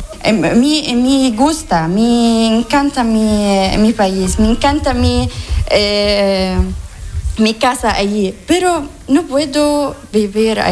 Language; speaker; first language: Spanish; non-native, learner; Arabic